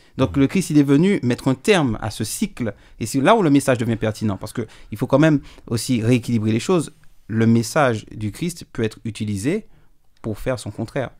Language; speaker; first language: French; native; French